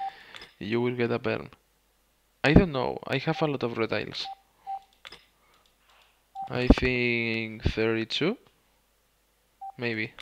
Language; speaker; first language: English; non-native, learner; Spanish